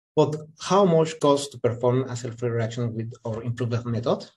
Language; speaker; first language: English; non-native, fluent; Spanish